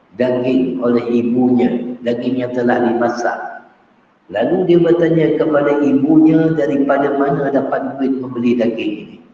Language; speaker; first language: Malay; native; Malay